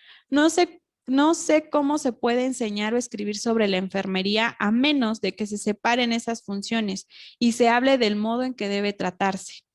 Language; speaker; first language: Spanish; native; Spanish